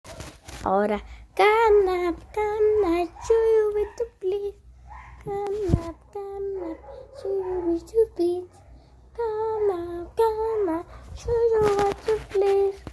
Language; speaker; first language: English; non-native, learner; Spanish